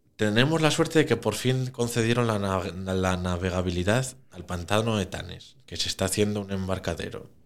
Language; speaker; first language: Spanish; native; Spanish